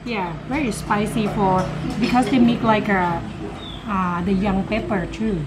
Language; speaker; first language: English; non-native, learner; Thai